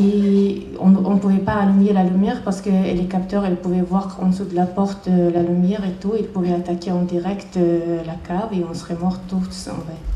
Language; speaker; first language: French; non-native, fluent; Chechen